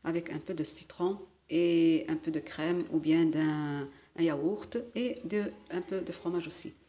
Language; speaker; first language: French; non-native, local second language; Arabic